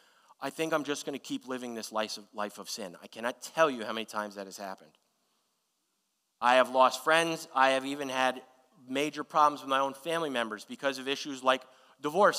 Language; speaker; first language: English; native; English